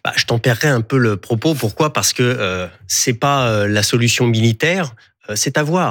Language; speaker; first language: French; native; French